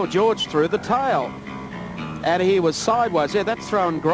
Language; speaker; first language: English; native; English